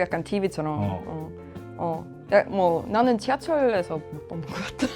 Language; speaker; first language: Korean; non-native, fluent; Swedish